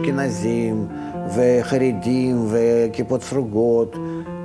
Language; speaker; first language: Hebrew; non-native, fluent; Russian